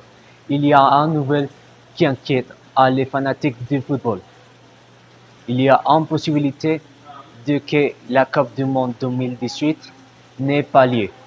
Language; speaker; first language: French; non-native, learner; Spanish